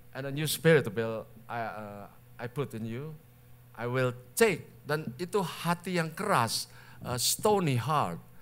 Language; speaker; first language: Indonesian; native; Indonesian